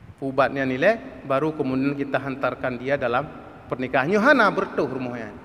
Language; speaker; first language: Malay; non-native, local second language; Achinese